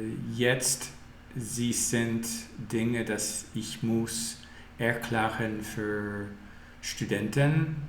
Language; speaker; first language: German; non-native, learner; English